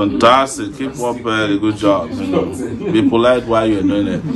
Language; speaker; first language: English; non-native, local second language; Yoruba